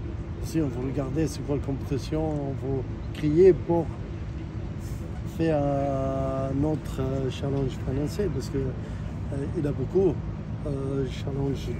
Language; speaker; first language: French; non-native, learner; Arabic